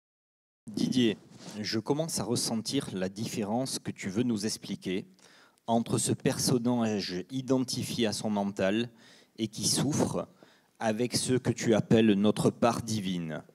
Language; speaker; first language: French; native; French